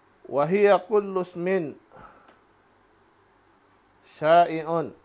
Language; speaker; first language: Arabic; non-native, fluent; Indonesian